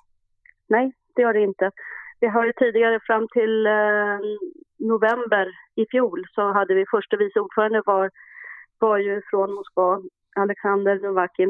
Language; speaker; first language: Swedish; native; Swedish